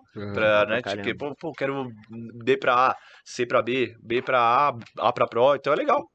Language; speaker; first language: Portuguese; native; Portuguese